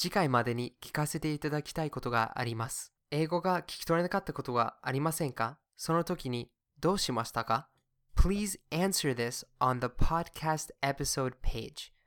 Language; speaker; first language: Japanese; non-native, fluent; English